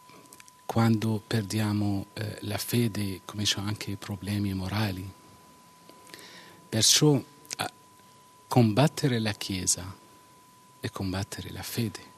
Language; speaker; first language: Italian; non-native, fluent; Arabic